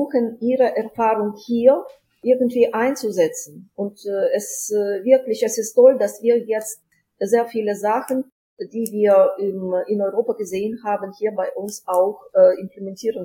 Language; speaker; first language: German; non-native, fluent; Ukrainian